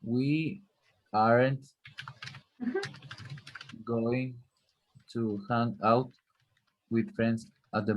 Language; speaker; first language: English; non-native, learner; Spanish